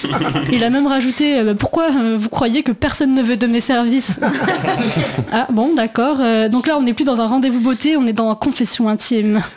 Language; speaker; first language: French; native; French